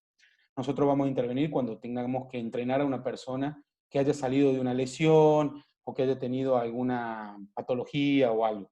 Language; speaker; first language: Spanish; native; Spanish